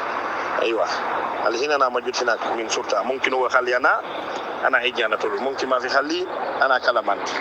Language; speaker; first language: Arabic; non-native, learner; Amharic